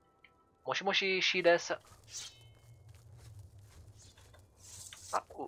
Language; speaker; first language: Japanese; non-native, learner; French